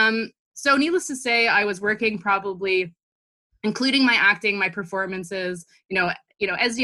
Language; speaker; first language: English; native; English